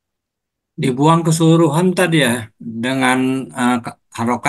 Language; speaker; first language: Indonesian; native; Indonesian